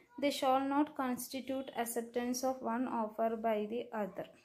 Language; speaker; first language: English; non-native, local second language; Malayalam